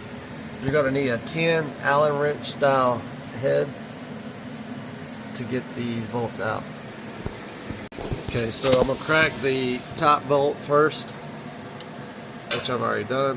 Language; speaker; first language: English; native; English